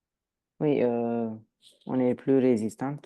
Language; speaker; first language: French; non-native, learner; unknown